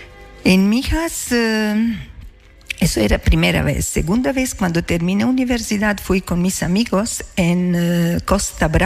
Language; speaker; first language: Spanish; non-native, learner; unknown